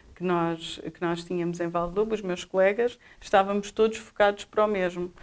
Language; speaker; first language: Portuguese; native; Portuguese